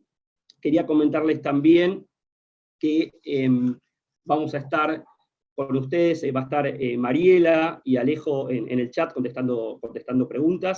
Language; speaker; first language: Spanish; native; Spanish